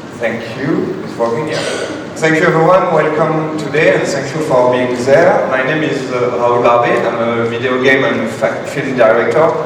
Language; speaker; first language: English; non-native, fluent; French